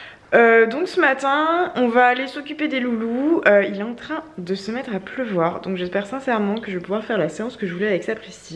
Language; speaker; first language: French; native; French